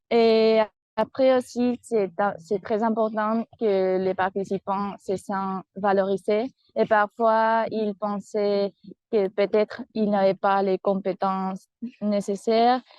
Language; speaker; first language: French; non-native, fluent; Spanish